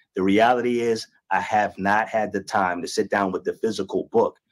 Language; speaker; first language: English; native; English